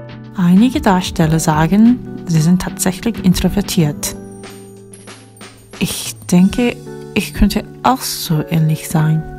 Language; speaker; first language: German; non-native, fluent; Korean